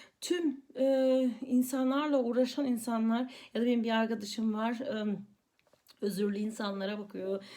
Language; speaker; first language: Turkish; early bilingual, heritage; Turkish